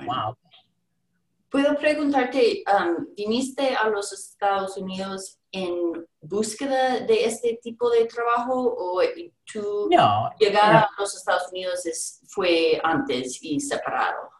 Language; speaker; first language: Spanish; non-native, learner; English